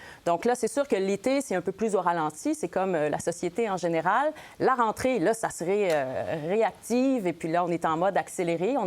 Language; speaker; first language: French; native; French